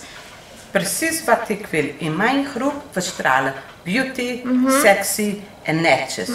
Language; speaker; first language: Dutch; non-native, learner; Portuguese